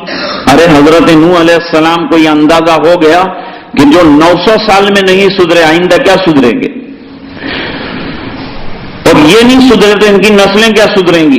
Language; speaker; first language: Urdu; native; Urdu